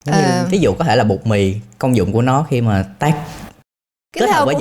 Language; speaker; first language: Vietnamese; native; Vietnamese